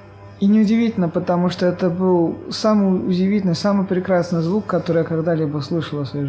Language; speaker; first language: Russian; native; Russian